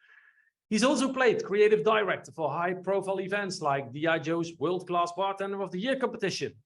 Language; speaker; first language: English; non-native, fluent; Dutch